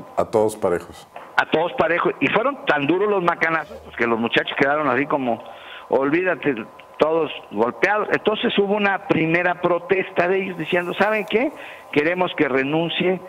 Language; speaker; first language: Spanish; native; Spanish